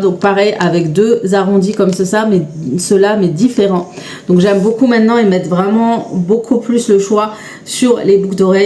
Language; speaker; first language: French; native; French